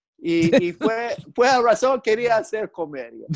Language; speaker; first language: Spanish; non-native, learner; English